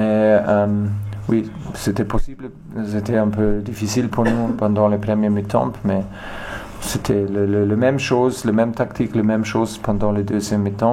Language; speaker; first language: French; non-native, learner; German